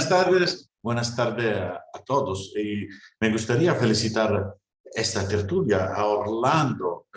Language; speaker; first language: Spanish; non-native, fluent; Italian